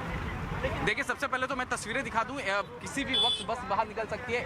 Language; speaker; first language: Hindi; native; Hindi